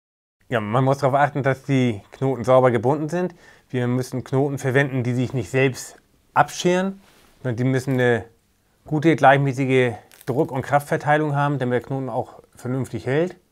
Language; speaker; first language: German; native; German